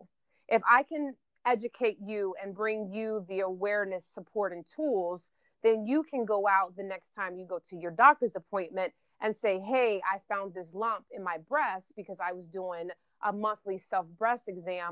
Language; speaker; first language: English; native; English